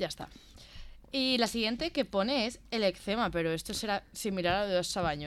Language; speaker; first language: Spanish; native; Spanish